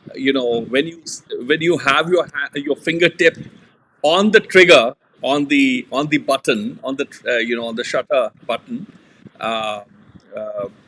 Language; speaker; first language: English; non-native, local second language; Punjabi